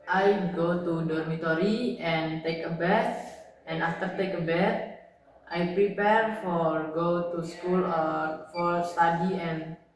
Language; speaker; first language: English; non-native, learner; Indonesian